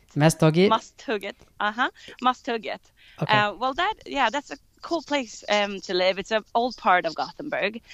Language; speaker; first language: English; non-native, fluent; Swedish